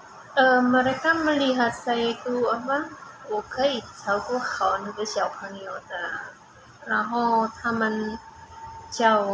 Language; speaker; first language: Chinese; non-native, learner; Indonesian